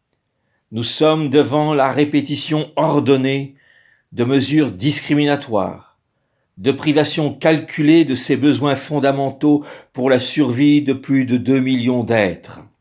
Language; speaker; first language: French; native; French